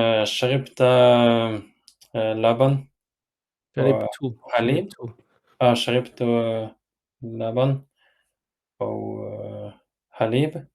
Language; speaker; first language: Arabic; non-native, learner; Norwegian